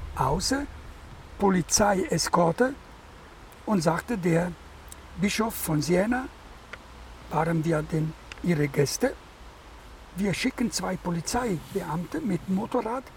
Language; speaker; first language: German; non-native, fluent; Italian